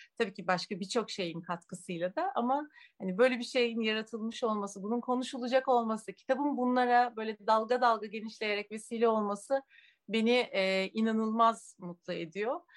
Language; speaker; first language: Turkish; native; Turkish